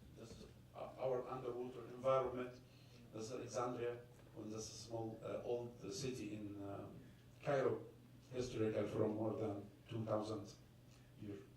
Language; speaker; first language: English; non-native, fluent; Arabic